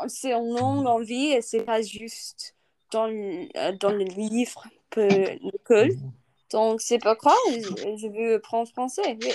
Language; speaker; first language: French; non-native, learner; English